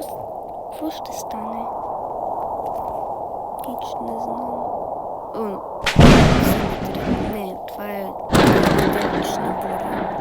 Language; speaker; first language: Bulgarian; early bilingual, heritage; Bulgarian